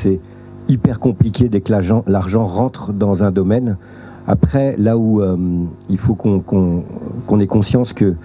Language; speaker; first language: French; native; French